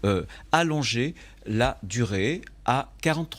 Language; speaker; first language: French; native; French